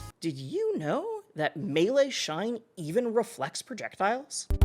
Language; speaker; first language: English; native; English